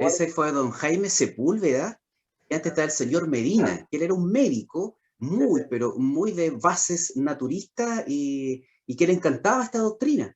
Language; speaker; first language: Spanish; native; Spanish